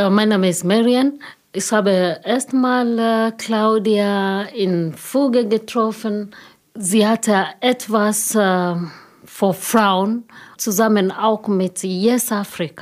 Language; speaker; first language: German; non-native, learner; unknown